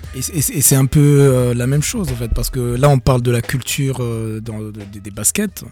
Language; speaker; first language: French; non-native, local second language; Kinyarwanda